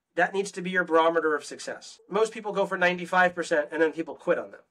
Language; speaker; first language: English; native; English